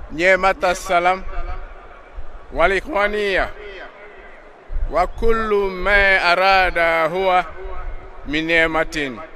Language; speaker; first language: Arabic; non-native, learner; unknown